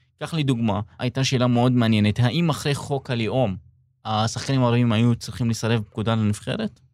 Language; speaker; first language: Hebrew; non-native, local second language; Arabic